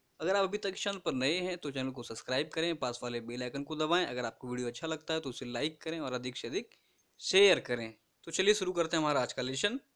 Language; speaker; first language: Hindi; native; Hindi